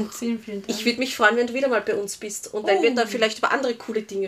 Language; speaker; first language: German; native; German